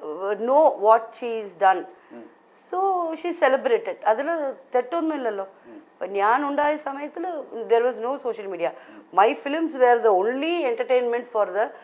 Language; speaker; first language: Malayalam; non-native, local second language; Tamil